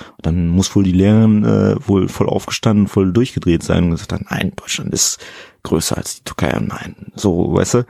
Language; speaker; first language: German; early bilingual, other home language; Fula